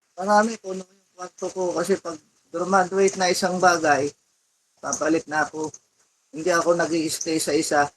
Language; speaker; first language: Filipino; non-native, local second language; Iloko